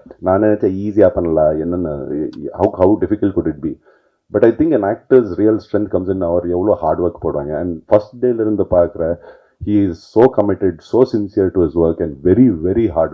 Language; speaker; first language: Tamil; non-native, fluent; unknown